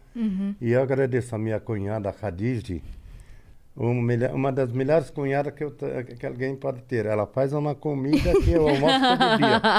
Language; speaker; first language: Portuguese; non-native, learner; Arabic